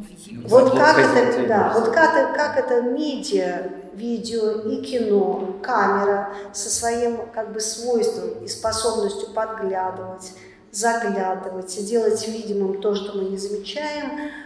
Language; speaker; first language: Russian; native; Russian